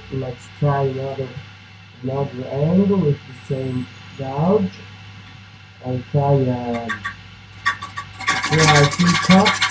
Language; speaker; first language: English; non-native, fluent; Italian